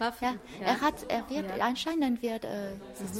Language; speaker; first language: German; non-native, fluent; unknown